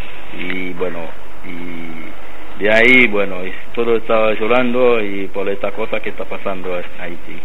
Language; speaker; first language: Spanish; non-native, learner; Haitian Creole